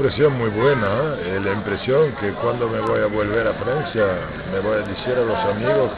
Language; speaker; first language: Spanish; non-native, fluent; French